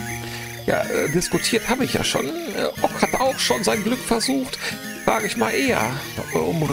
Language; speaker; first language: German; native; German